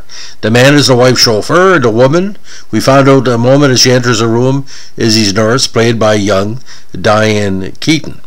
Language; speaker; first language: English; native; English